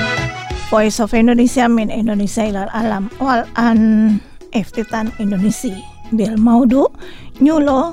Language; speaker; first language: Arabic; non-native, fluent; Indonesian